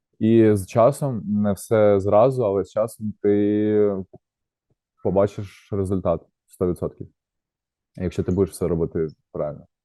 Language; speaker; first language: Ukrainian; native; Ukrainian